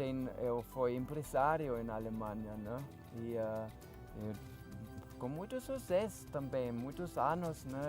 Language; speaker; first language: Portuguese; non-native, learner; German